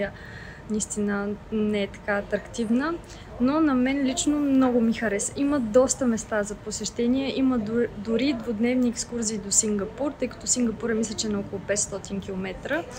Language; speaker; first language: Bulgarian; native; Bulgarian